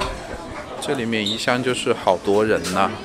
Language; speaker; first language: Finnish; non-native, learner; Chinese